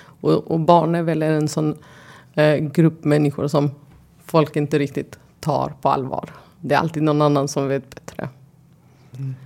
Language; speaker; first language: Swedish; early bilingual, other home language; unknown